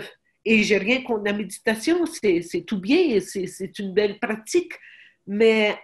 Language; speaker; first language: French; non-native, fluent; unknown